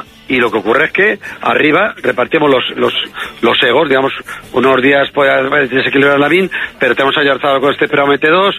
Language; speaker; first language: Spanish; native; Spanish